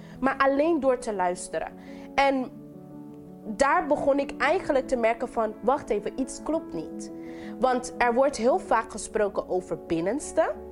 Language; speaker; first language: Dutch; non-native, local second language; English